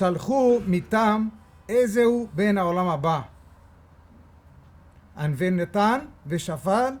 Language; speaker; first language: Hebrew; non-native, fluent; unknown